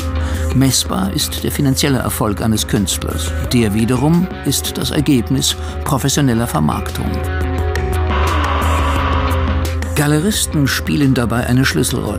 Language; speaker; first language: German; native; German